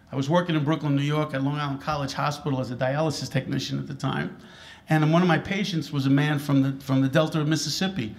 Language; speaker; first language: English; native; English